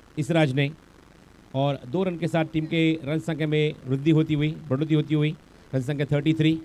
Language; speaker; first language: Hindi; non-native, local second language; Marathi